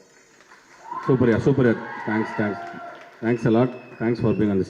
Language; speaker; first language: Tamil; native; Tamil